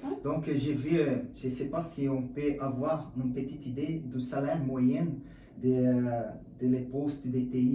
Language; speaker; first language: French; non-native, learner; Portuguese